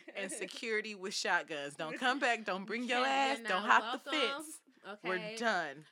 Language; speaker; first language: English; native; English